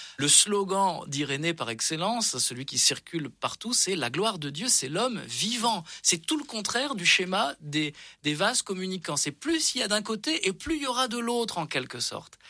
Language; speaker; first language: French; native; French